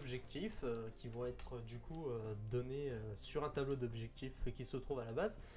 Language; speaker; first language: French; native; French